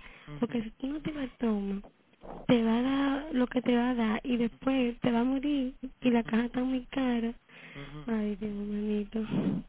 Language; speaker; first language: Spanish; native; Spanish